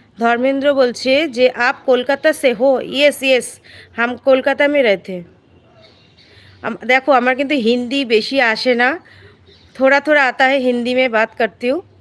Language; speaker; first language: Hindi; non-native, local second language; Bangla